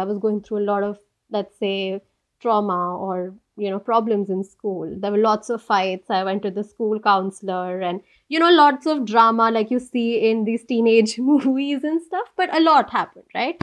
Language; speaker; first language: English; non-native, local second language; Hindi